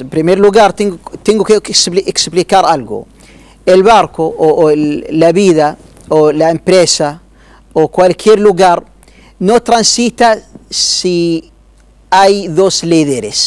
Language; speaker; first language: Spanish; non-native, learner; Arabic